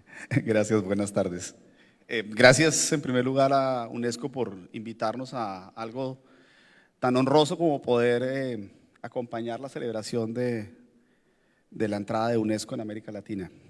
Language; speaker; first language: Spanish; native; Spanish